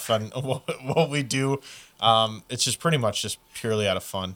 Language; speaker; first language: English; native; English